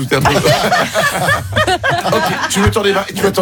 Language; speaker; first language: French; native; French